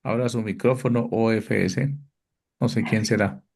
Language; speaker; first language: Spanish; native; Spanish